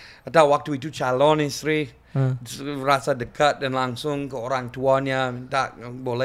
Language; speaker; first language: Indonesian; non-native, fluent; English